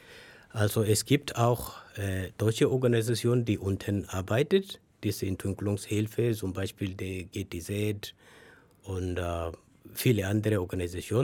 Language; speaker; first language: German; non-native, learner; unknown